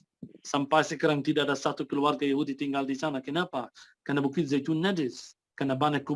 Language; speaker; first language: Indonesian; non-native, fluent; Arabic